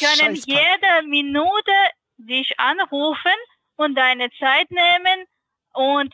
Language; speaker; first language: German; non-native, learner; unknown